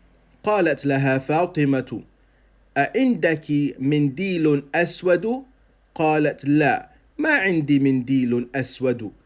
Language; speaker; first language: Arabic; non-native, fluent; English